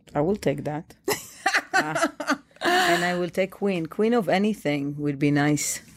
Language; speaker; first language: English; non-native, fluent; Hebrew